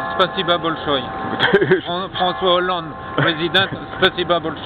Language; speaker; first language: Russian; non-native, learner; French